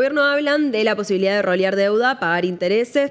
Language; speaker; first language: Spanish; native; Spanish